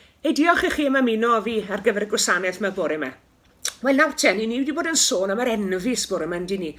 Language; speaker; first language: Welsh; native; Welsh